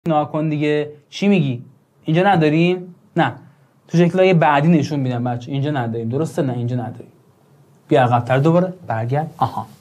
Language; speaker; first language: Persian; non-native, local second language; Azerbaijani